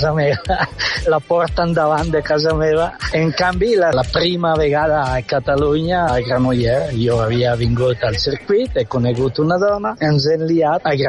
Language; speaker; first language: Catalan; non-native, learner; Italian